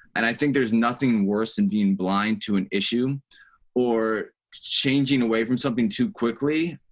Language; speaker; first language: English; native; English